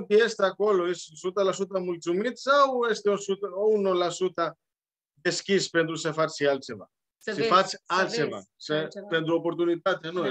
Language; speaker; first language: Romanian; non-native, learner; Greek